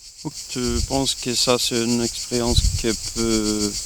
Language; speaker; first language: French; non-native, learner; Swedish